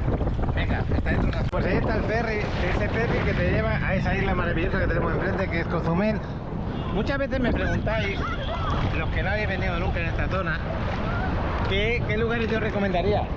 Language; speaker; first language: Spanish; native; Spanish